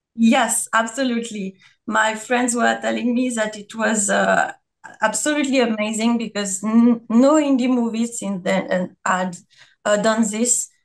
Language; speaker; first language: English; non-native, fluent; French